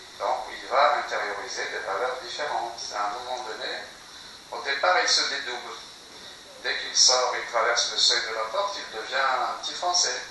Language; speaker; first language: French; non-native, local second language; Kabyle